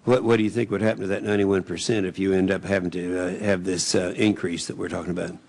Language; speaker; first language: English; native; English